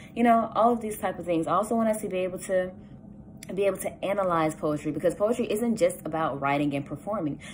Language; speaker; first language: English; native; English